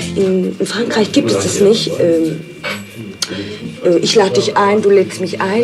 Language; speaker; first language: German; non-native, learner; French